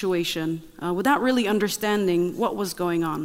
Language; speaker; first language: English; non-native, fluent; Arabic